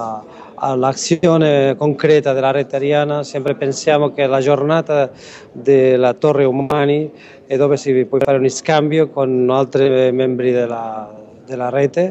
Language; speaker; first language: Italian; non-native, learner; Catalan